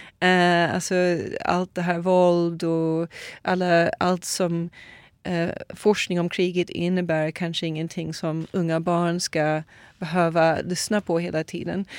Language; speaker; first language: Swedish; non-native, fluent; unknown